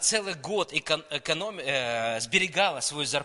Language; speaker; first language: Russian; native; Russian